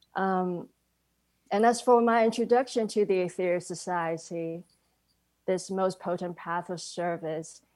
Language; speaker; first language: English; non-native, local second language; Cantonese